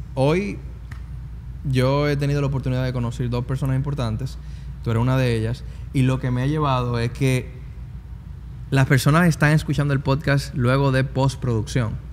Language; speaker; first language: Spanish; native; Spanish